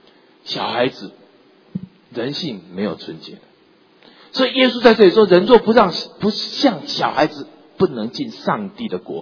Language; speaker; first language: Chinese; native; Chinese